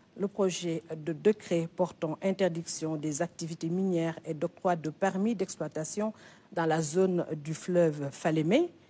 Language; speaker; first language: French; non-native, local second language; Wolof